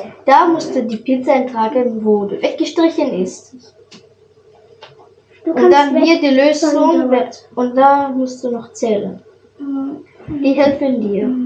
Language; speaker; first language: German; native; German